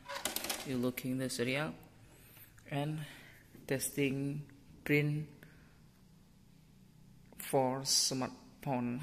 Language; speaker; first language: English; non-native, learner; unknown